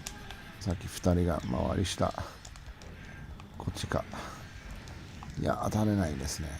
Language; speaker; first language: Japanese; non-native, learner; English